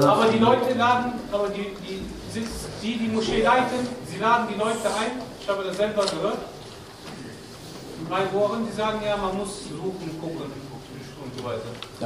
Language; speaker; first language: German; non-native, learner; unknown